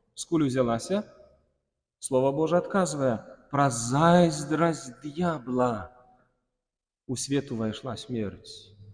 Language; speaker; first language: Belarusian; non-native, local second language; Russian